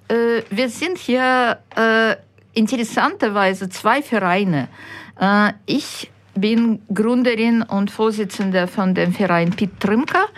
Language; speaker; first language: German; non-native, fluent; Ukrainian